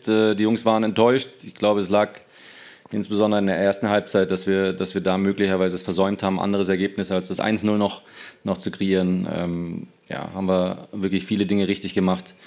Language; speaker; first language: German; native; German